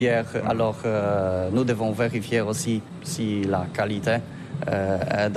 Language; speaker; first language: French; non-native, fluent; Polish